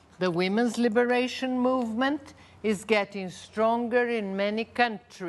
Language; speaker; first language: English; non-native, fluent; Portuguese